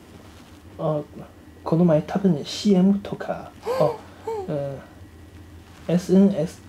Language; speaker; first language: Japanese; non-native, fluent; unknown